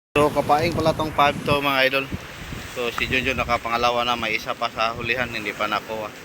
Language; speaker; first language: Filipino; non-native, local second language; Cebuano